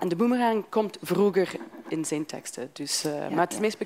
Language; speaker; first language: Dutch; non-native, fluent; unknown